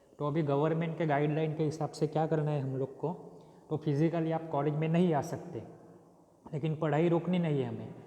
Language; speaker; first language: Hindi; non-native, local second language; Marathi